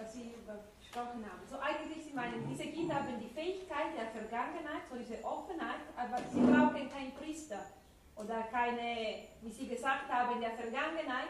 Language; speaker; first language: German; non-native, fluent; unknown